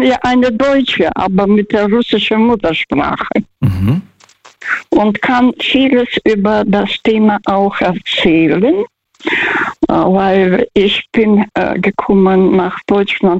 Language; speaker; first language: German; non-native, fluent; Russian